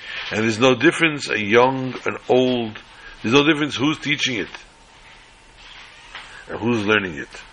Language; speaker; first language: English; native; English